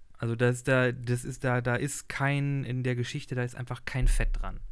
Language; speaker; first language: German; native; German